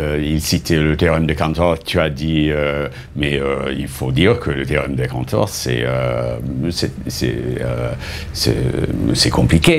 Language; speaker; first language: French; non-native, fluent; English